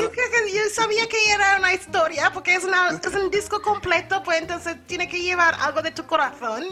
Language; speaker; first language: Spanish; non-native, fluent; English